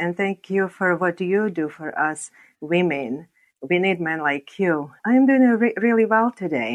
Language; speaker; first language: English; non-native, fluent; Slovak